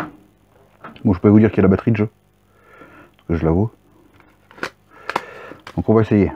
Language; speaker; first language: French; native; French